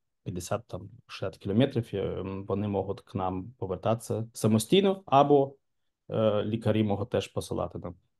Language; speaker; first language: Ukrainian; non-native, local second language; Russian